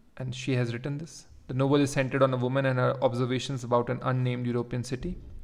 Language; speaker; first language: English; non-native, local second language; Hindi